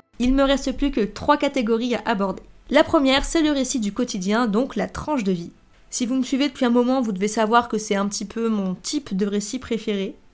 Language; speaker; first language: French; native; French